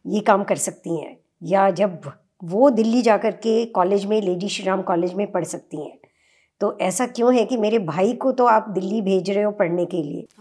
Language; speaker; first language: Hindi; native; Hindi